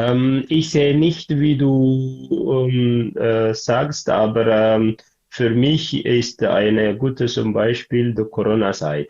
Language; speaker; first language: German; non-native, learner; Tigrinya